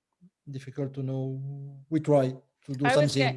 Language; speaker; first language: English; non-native, learner; French